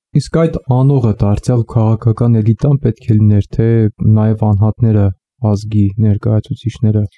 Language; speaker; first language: Armenian; native; Armenian